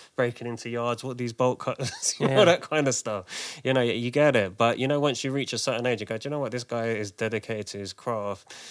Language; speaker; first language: English; native; English